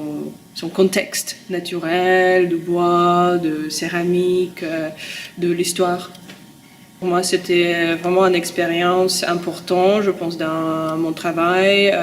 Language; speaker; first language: French; non-native, fluent; Russian